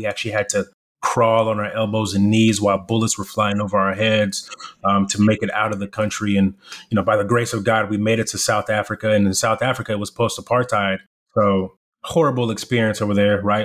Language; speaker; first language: English; early bilingual, other home language; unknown